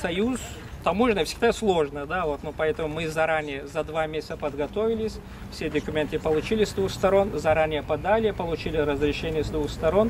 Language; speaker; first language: Russian; non-native, fluent; Turkish